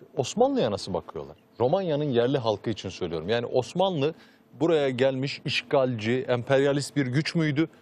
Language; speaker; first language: Turkish; native; Turkish